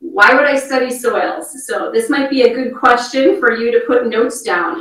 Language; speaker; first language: English; native; English